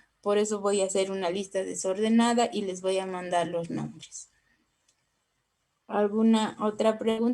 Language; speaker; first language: Spanish; native; Spanish